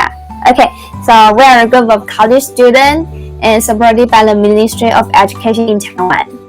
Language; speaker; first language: English; non-native, learner; Chinese